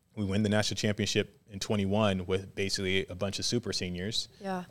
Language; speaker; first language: English; native; English